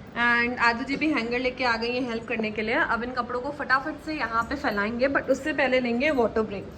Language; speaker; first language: Hindi; native; Hindi